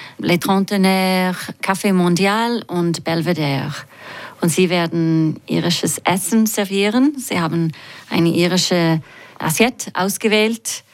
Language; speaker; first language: German; non-native, fluent; English